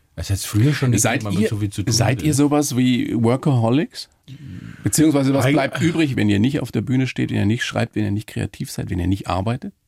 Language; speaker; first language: German; native; German